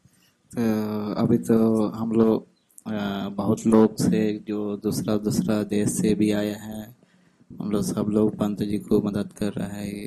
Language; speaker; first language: Hindi; non-native, fluent; Sinhala